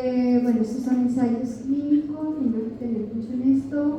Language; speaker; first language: Spanish; native; Spanish